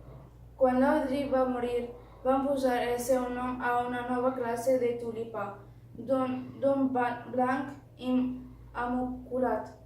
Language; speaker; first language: Catalan; non-native, learner; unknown